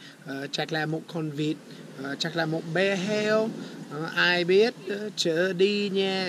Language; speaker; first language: Vietnamese; non-native, learner; English